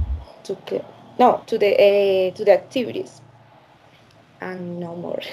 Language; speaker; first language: English; non-native, learner; Spanish